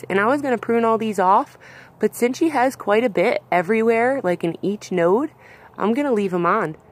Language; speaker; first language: English; native; English